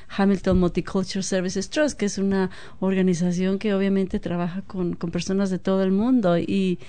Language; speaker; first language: Spanish; native; Spanish